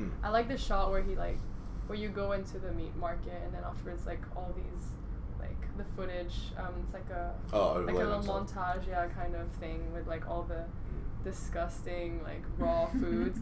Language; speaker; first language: English; non-native, local second language; Cantonese